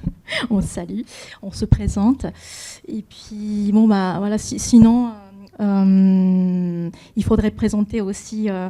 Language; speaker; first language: French; non-native, fluent; Japanese